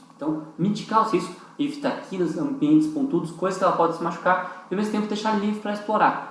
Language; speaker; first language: Portuguese; native; Portuguese